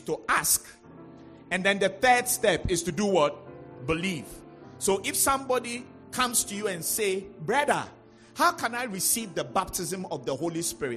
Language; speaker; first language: English; non-native, local second language; Ga